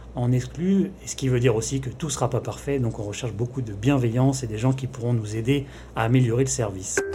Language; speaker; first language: French; native; French